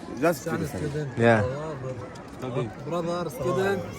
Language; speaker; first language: English; non-native, learner; Arabic